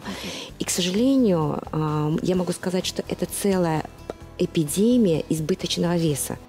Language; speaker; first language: Russian; native; Russian